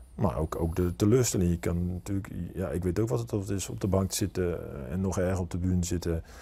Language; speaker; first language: Dutch; native; Dutch